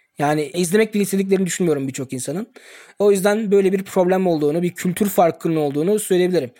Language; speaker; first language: Turkish; early bilingual, heritage; Turkish